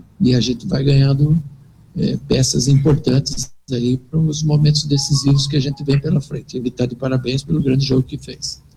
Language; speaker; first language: Portuguese; native; Portuguese